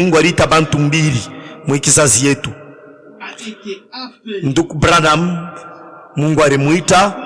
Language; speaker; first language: Swahili; native; Swahili